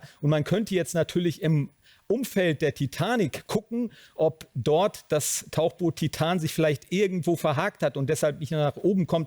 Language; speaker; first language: German; native; German